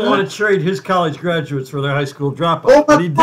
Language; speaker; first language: English; native; English